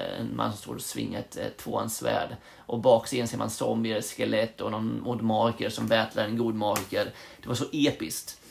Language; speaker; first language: Swedish; early bilingual, other home language; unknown